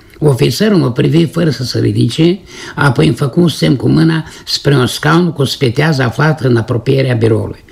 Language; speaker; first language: Romanian; native; Romanian